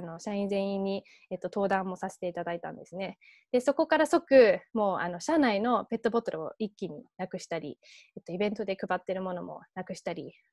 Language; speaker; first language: Japanese; early bilingual, heritage; Japanese